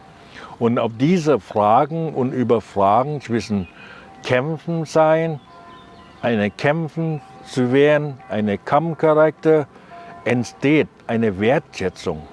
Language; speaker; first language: German; non-native, learner; Thai